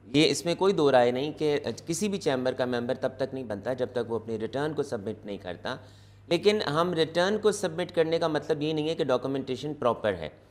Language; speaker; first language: Urdu; non-native, local second language; Punjabi